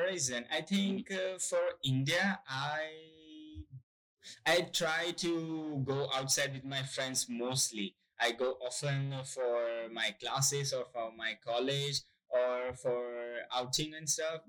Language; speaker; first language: English; non-native, local second language; Gujarati